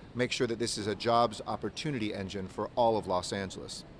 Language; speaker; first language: English; native; English